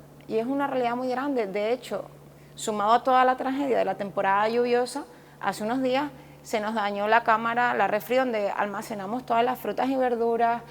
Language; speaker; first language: Spanish; native; Spanish